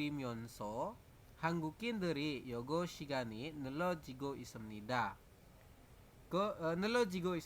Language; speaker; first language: Korean; non-native, fluent; Indonesian